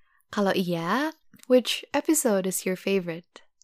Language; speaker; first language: English; non-native, fluent; Indonesian